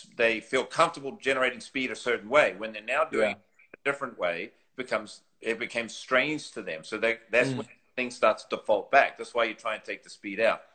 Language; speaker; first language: English; native; English